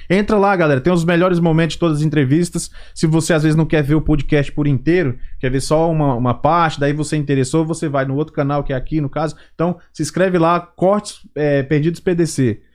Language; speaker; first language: Portuguese; native; Portuguese